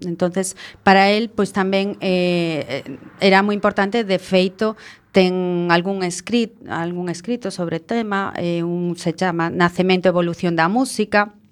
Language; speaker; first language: Galician; non-native, local second language; Spanish